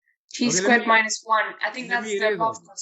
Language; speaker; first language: English; native; English